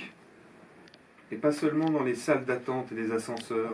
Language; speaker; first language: French; native; French